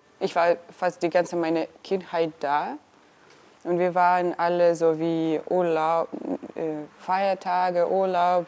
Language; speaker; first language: German; non-native, learner; Russian